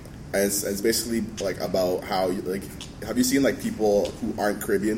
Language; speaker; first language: English; native; English